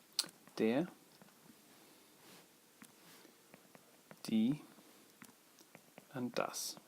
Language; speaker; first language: German; non-native, fluent; English